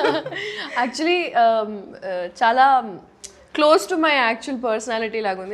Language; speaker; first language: Telugu; non-native, local second language; Urdu